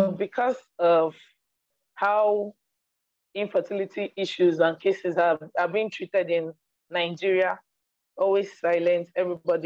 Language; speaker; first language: English; non-native, local second language; Igbo